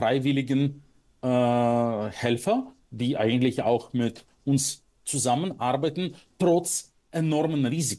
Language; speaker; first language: German; non-native, fluent; Russian